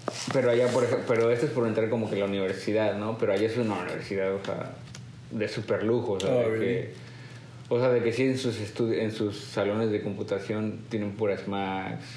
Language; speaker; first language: Spanish; native; Spanish